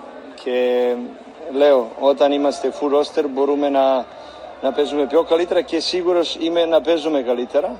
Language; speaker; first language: Greek; non-native, learner; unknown